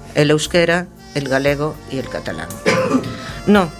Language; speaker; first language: Spanish; non-native, local second language; Galician